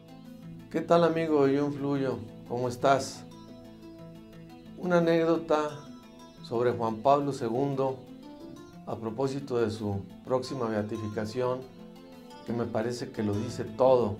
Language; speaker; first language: Spanish; native; Spanish